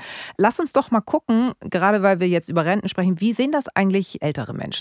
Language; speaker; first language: German; native; German